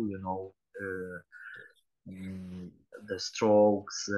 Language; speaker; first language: English; non-native, learner; Polish